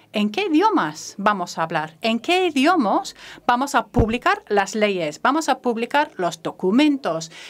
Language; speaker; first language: Spanish; non-native, fluent; French